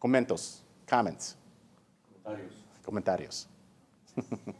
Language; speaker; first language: Spanish; early bilingual, heritage; English